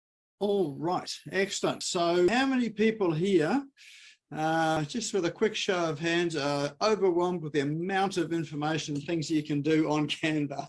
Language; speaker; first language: English; native; English